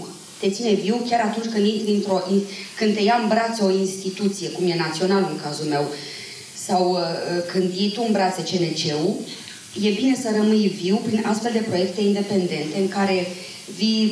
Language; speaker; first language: Romanian; native; Romanian